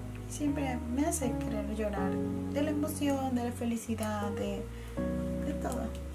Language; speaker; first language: Spanish; early bilingual, heritage; Spanish